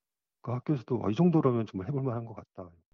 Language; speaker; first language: Korean; native; Korean